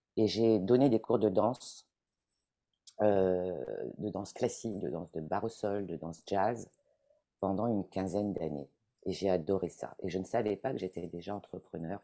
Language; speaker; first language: French; non-native, fluent; Italian